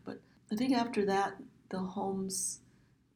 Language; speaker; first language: English; early bilingual, other home language; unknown